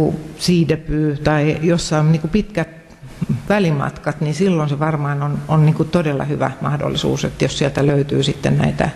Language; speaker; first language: Finnish; native; Finnish